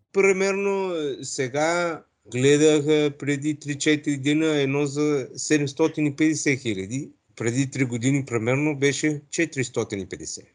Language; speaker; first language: Bulgarian; non-native, learner; English